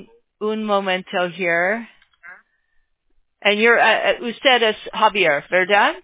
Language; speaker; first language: Spanish; non-native, learner; English